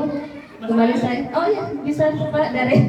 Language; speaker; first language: Indonesian; native; Indonesian